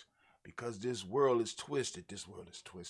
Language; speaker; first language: English; native; English